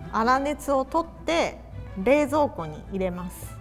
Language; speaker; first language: Japanese; native; Japanese